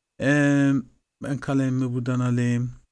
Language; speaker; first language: Turkish; non-native, fluent; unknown